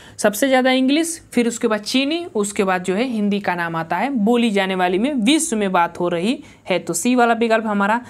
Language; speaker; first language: Hindi; native; Hindi